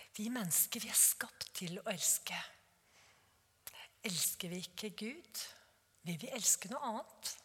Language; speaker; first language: Norwegian; native; Norwegian